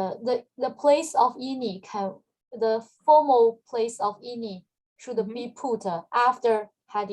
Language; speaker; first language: English; non-native, fluent; Chinese